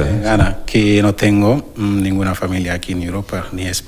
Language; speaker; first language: Spanish; non-native, learner; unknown